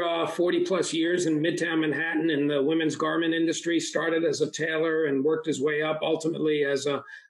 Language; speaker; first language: English; early bilingual, other home language; Italian